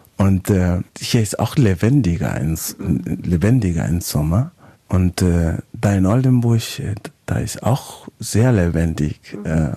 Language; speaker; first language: German; non-native, fluent; Spanish